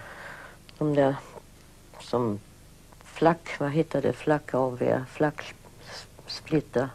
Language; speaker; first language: Swedish; early bilingual, other home language; German